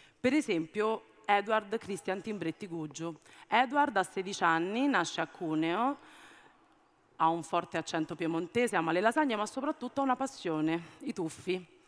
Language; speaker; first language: Italian; early bilingual, other home language; Amharic